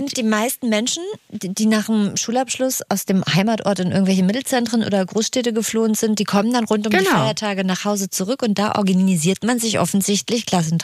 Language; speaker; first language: German; native; German